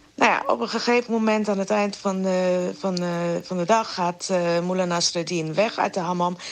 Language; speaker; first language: Dutch; non-native, fluent; Persian